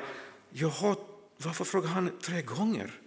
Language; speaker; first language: Swedish; non-native, fluent; Croatian